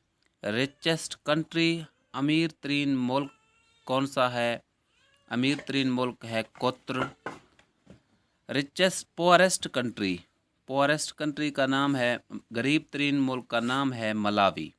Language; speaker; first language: Urdu; native; Urdu